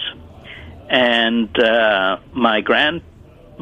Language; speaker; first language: English; early bilingual, other home language; Italian